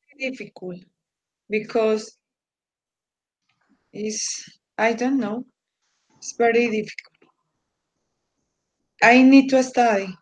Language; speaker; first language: English; non-native, learner; Spanish